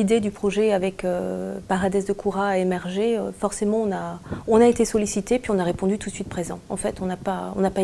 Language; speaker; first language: French; native; French